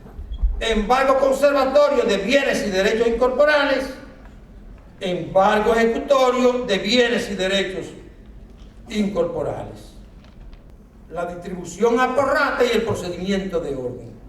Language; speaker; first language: Spanish; native; Spanish